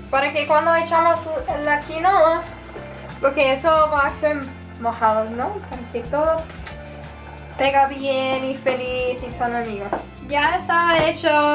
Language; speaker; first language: Spanish; non-native, fluent; English